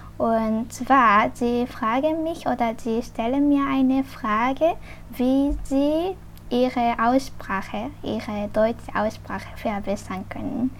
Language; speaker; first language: German; non-native, fluent; Japanese